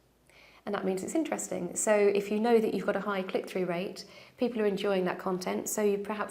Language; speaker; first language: English; native; English